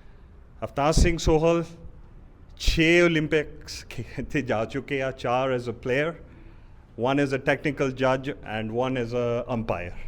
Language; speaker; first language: Punjabi; early bilingual, heritage; Punjabi